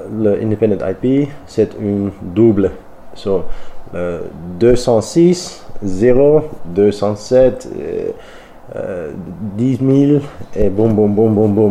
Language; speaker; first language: French; non-native, learner; Dutch